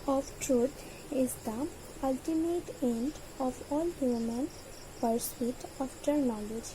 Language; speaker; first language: English; non-native, local second language; Assamese